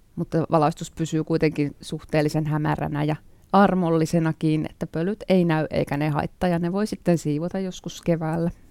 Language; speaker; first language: Finnish; native; Finnish